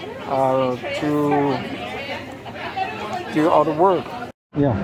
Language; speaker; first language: English; non-native, fluent; Chinese